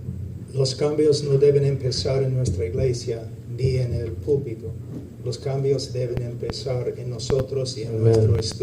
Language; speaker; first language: Spanish; non-native, fluent; English